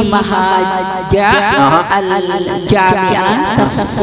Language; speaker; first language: Arabic; non-native, learner; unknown